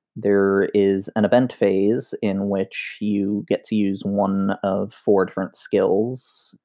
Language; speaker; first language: English; native; English